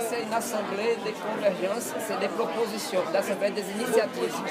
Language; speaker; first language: French; non-native, fluent; Portuguese